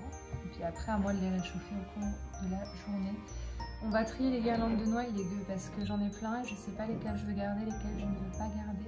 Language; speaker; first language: French; native; French